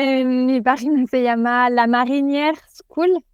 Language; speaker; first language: Spanish; non-native, fluent; French